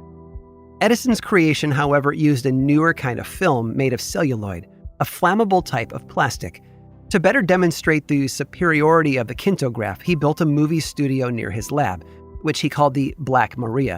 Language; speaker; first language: English; native; English